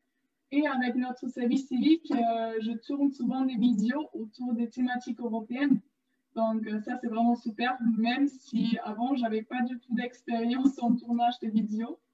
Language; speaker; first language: French; non-native, fluent; German